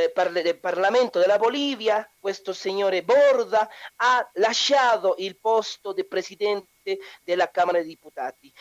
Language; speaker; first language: Italian; non-native, learner; Spanish